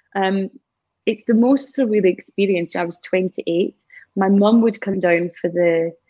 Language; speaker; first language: English; native; English